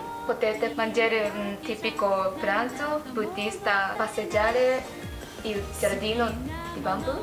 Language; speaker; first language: Italian; non-native, learner; Japanese